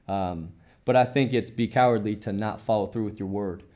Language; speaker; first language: English; native; English